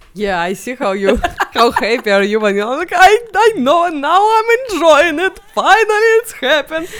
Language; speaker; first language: English; non-native, fluent; Russian